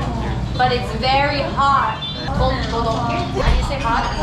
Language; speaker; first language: English; non-native, fluent; Japanese